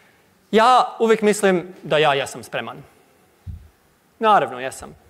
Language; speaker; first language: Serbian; non-native, learner; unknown